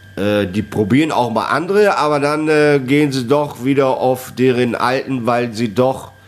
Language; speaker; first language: German; non-native, fluent; Italian